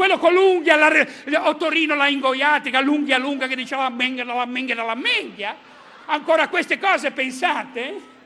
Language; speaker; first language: Italian; native; Italian